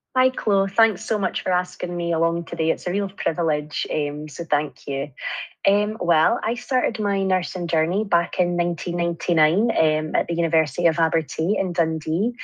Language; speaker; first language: English; native; English